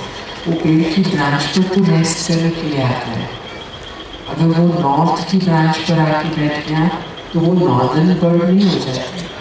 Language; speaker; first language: Hindi; native; Hindi